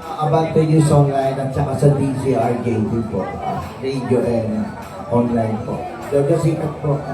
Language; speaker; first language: Filipino; native; Filipino